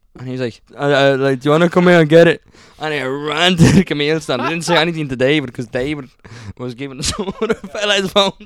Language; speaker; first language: English; early bilingual, other home language; Italian